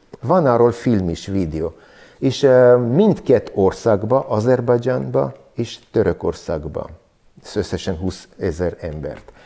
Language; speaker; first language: Hungarian; non-native, learner; Armenian